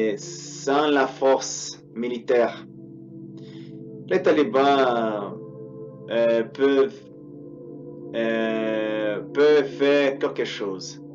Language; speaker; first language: French; non-native, learner; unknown